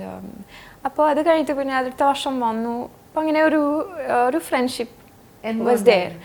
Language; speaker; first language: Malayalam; non-native, fluent; French